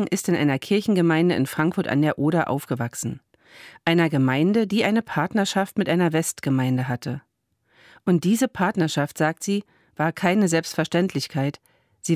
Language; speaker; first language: German; native; German